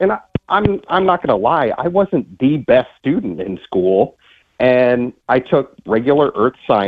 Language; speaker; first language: English; native; English